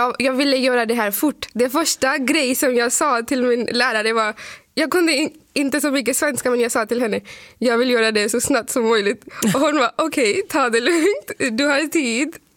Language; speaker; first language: Swedish; non-native, fluent; Urdu